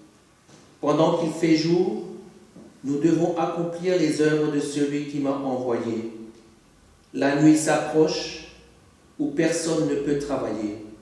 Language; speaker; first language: French; native; French